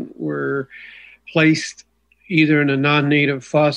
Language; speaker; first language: English; native; English